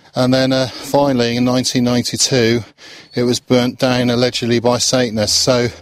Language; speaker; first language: English; native; English